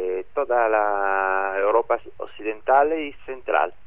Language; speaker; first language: Spanish; non-native, learner; Italian